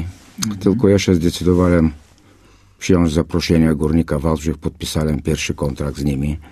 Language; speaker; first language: Polish; non-native, fluent; Bulgarian